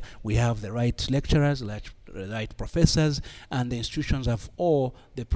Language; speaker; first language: English; non-native, local second language; Bemba